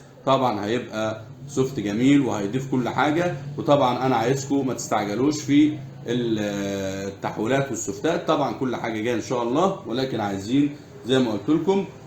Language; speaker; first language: Arabic; native; Arabic